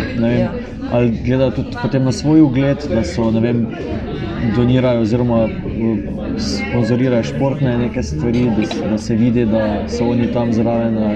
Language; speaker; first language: Slovenian; native; Slovenian